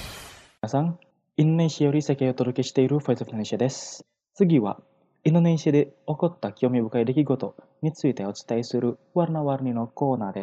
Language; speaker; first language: Japanese; non-native, fluent; Indonesian